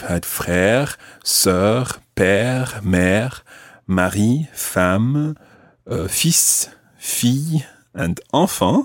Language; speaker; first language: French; non-native, fluent; English